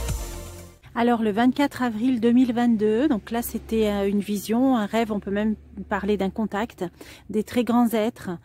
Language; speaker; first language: French; native; French